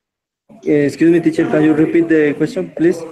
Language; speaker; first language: English; non-native, learner; Spanish